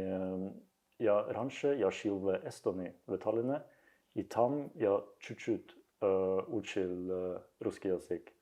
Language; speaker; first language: Russian; non-native, learner; Norwegian